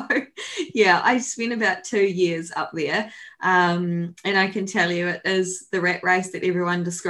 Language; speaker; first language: English; native; English